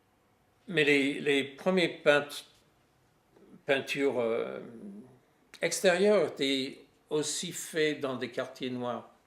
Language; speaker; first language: French; non-native, fluent; English